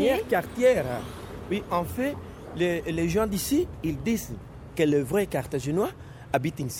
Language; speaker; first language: French; non-native, fluent; Spanish